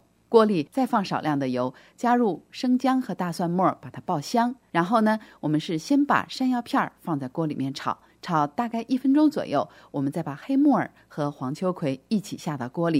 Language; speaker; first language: Chinese; native; Chinese